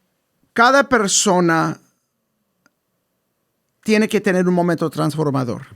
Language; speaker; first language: Spanish; early bilingual, heritage; English